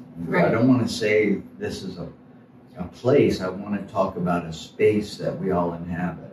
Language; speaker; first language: English; native; English